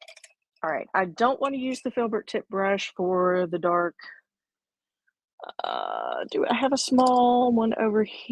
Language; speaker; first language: English; native; English